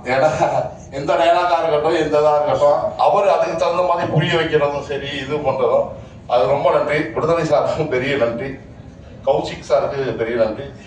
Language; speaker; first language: Tamil; native; Tamil